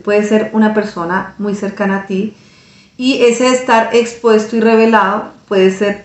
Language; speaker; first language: Spanish; native; Spanish